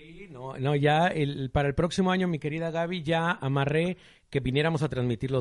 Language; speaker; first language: Spanish; native; Spanish